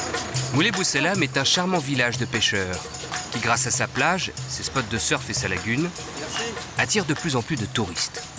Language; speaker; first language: French; native; French